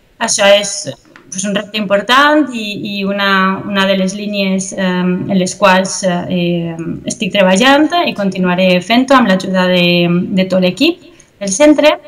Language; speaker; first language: Catalan; native; Catalan